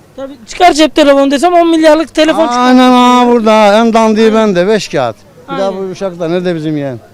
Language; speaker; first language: Turkish; native; Turkish